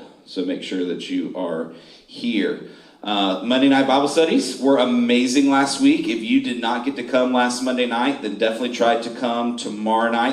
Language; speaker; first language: English; native; English